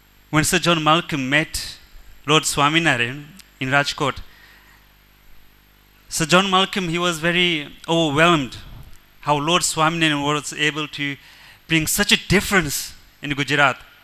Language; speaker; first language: English; early bilingual, other home language; Gujarati